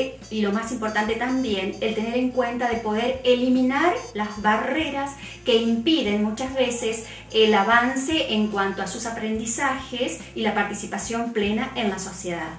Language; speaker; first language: Spanish; native; Spanish